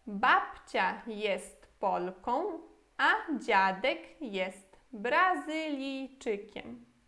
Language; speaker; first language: Polish; non-native, fluent; Portuguese